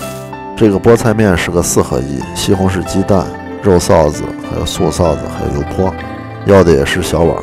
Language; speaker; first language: Chinese; native; Chinese